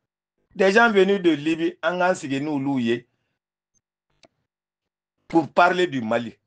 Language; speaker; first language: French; non-native, local second language; Bambara